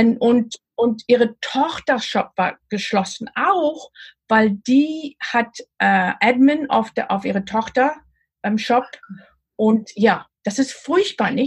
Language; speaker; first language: German; non-native, learner; English